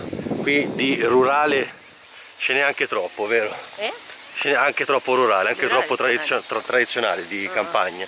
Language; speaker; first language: Italian; native; Italian